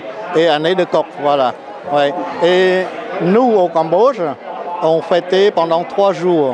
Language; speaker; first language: French; non-native, learner; Khmer